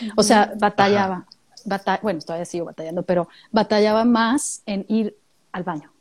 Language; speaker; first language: Spanish; native; Spanish